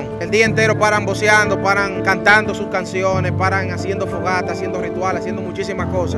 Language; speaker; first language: Spanish; native; Spanish